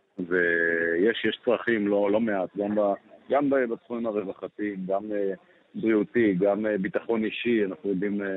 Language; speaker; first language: Hebrew; native; Hebrew